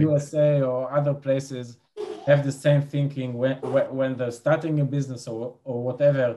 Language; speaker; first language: English; non-native, fluent; Hebrew